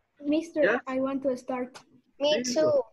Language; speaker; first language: English; non-native, learner; Spanish